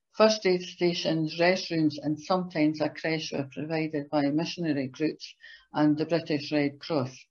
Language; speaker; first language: English; native; English